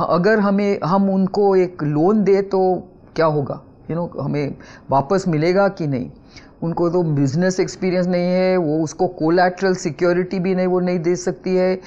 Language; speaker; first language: Hindi; non-native, local second language; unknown